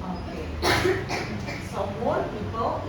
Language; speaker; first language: English; non-native, fluent; Indonesian